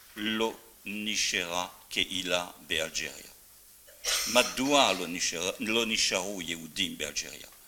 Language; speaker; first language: Hebrew; non-native, fluent; French